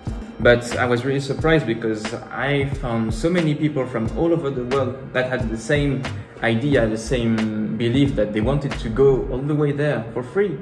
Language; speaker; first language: English; non-native, fluent; French